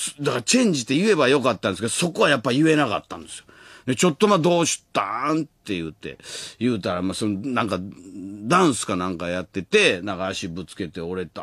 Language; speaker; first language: Japanese; native; Japanese